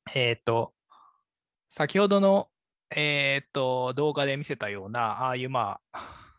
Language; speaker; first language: Japanese; native; Japanese